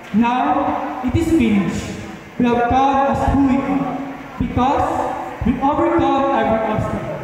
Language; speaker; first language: English; non-native, local second language; Filipino